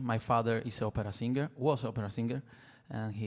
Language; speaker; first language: English; non-native, learner; Spanish